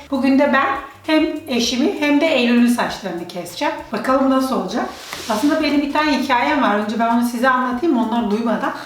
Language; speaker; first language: Turkish; native; Turkish